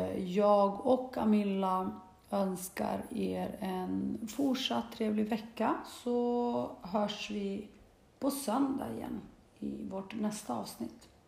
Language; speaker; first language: Swedish; early bilingual, other home language; Bosnian